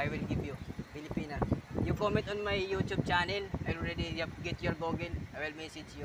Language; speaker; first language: English; non-native, learner; Filipino